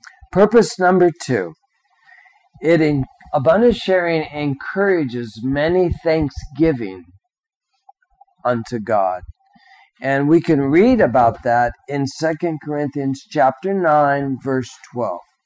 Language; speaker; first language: English; native; English